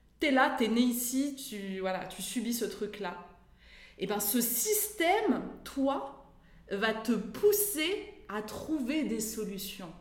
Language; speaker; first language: French; native; French